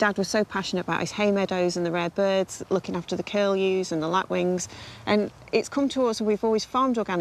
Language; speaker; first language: English; native; English